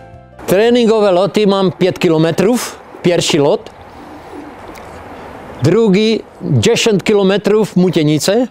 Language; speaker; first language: Polish; non-native, learner; Czech